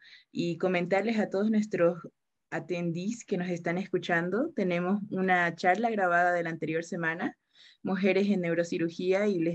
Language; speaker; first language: Spanish; native; Spanish